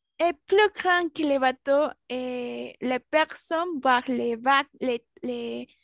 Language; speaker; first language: French; non-native, learner; Spanish